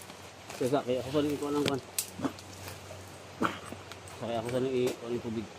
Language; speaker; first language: Filipino; non-native, local second language; Cebuano